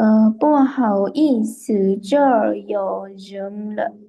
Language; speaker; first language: Chinese; non-native, learner; Lao